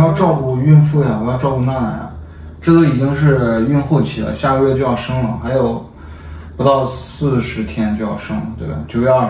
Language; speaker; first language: Chinese; native; Chinese